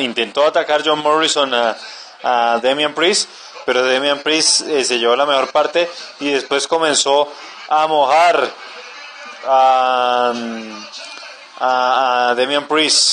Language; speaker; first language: Spanish; native; Spanish